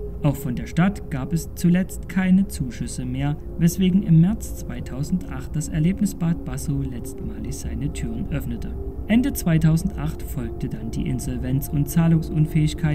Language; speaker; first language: German; native; German